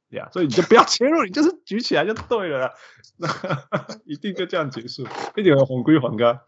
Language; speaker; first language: Chinese; native; Chinese